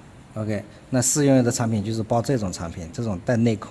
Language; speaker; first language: Chinese; native; Chinese